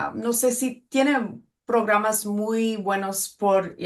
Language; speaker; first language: Spanish; early bilingual, other home language; English